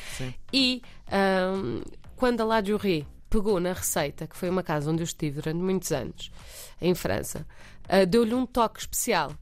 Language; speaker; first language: Portuguese; early bilingual, heritage; Portuguese